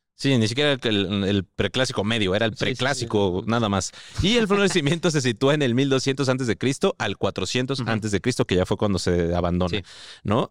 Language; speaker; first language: Spanish; native; Spanish